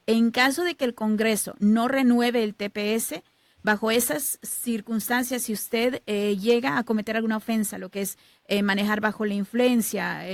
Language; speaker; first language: Spanish; native; Spanish